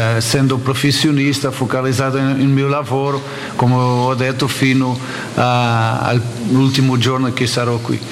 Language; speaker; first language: Italian; non-native, fluent; Portuguese